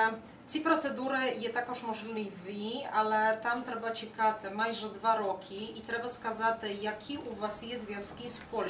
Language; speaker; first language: Ukrainian; non-native, fluent; Polish